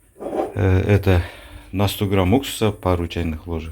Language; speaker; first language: Russian; non-native, local second language; Kazakh